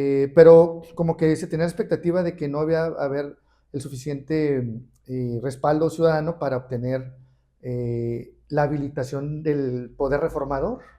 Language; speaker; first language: Spanish; native; Spanish